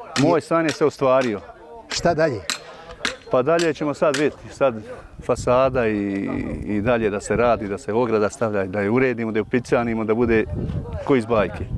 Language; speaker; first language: Bosnian; native; Bosnian